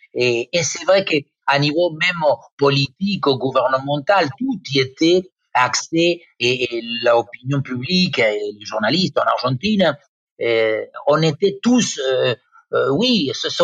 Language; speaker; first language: French; non-native, fluent; Spanish